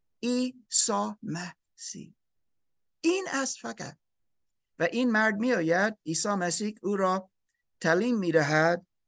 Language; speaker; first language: Persian; non-native, learner; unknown